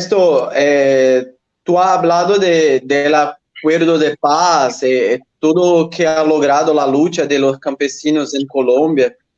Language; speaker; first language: Spanish; non-native, fluent; Portuguese